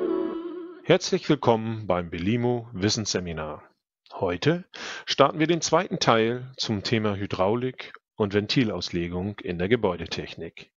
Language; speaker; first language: German; native; German